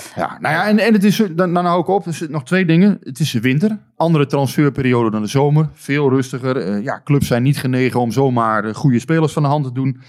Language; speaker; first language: Dutch; native; Dutch